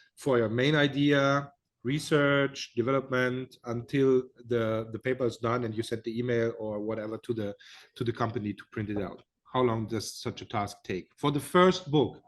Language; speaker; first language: English; non-native, fluent; German